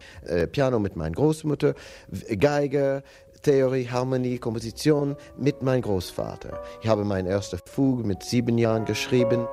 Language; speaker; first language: German; non-native, fluent; English